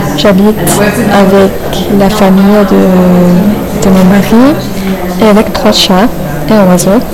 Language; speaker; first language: French; non-native, fluent; English